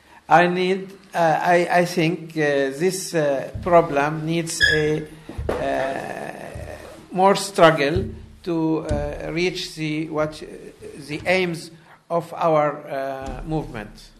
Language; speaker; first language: English; non-native, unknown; Arabic